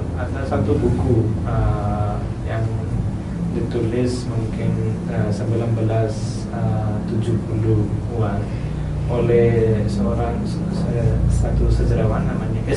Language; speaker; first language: Indonesian; non-native, learner; Malayalam